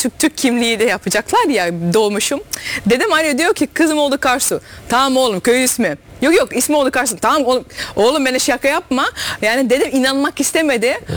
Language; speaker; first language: Turkish; early bilingual, heritage; Dutch